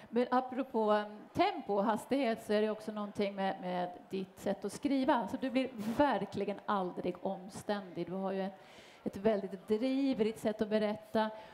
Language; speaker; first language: Swedish; native; Swedish